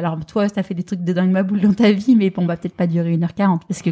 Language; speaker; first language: French; native; French